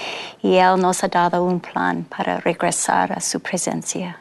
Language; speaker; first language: Spanish; non-native, fluent; English